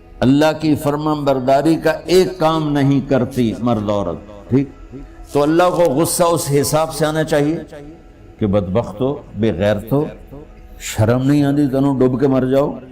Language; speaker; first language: Urdu; non-native, local second language; Punjabi